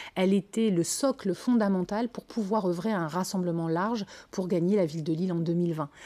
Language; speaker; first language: French; native; French